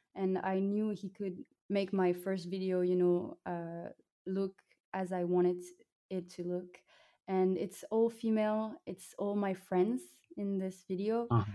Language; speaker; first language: English; non-native, fluent; French